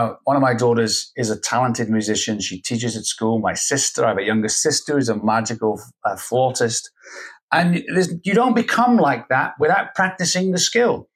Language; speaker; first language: English; native; English